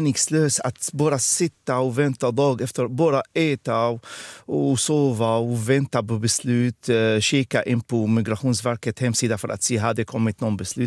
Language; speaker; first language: Swedish; non-native, fluent; Arabic